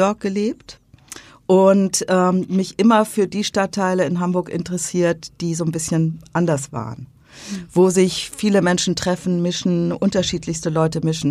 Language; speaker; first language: German; native; German